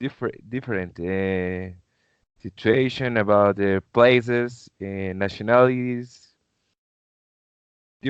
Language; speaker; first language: English; non-native, learner; Spanish